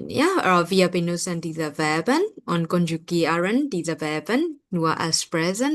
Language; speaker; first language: German; non-native, fluent; Burmese